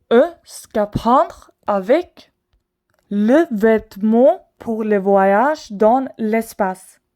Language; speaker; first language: French; non-native, learner; Swedish